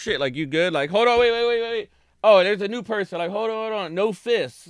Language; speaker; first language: English; native; English